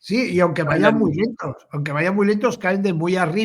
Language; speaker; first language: Spanish; native; Spanish